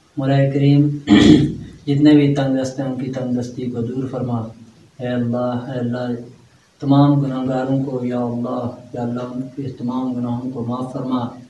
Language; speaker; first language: Urdu; non-native, local second language; Pahari-Potwari